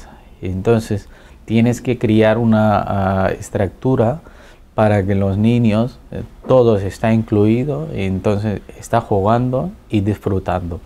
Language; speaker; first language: Spanish; non-native, learner; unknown